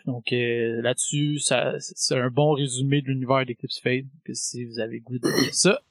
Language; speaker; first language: French; native; French